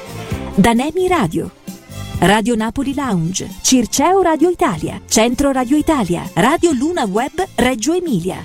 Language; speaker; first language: Italian; native; Italian